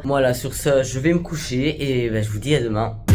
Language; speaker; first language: French; native; French